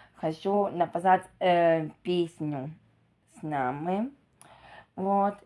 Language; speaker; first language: Ukrainian; non-native, local second language; Russian